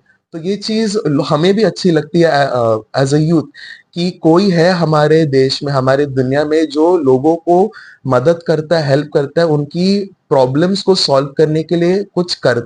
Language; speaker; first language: Hindi; native; Hindi